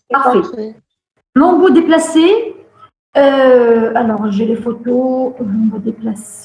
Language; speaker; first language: French; non-native, local second language; Arabic